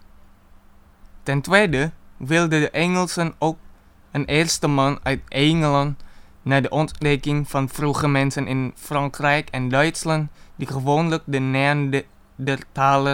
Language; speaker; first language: Dutch; non-native, fluent; Indonesian